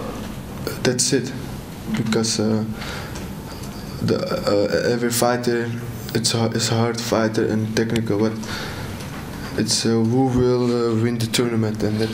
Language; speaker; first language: English; non-native, learner; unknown